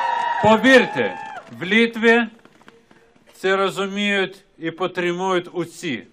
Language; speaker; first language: Ukrainian; non-native, fluent; Lithuanian